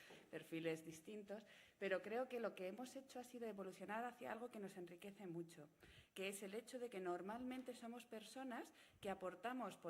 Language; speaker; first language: Spanish; native; Spanish